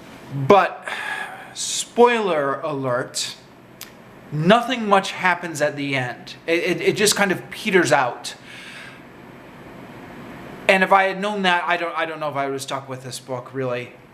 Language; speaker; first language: English; native; English